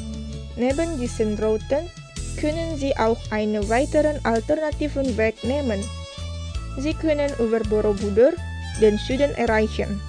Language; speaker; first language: German; non-native, fluent; Indonesian